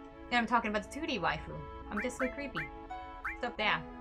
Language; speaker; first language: English; non-native, fluent; Japanese